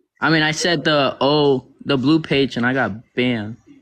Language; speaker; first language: English; non-native, local second language; Spanish